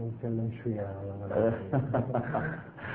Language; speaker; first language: Arabic; non-native, learner; Italian